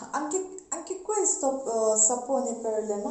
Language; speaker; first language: Italian; non-native, learner; Mizo